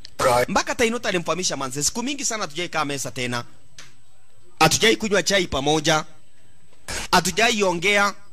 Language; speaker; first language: Swahili; native; Swahili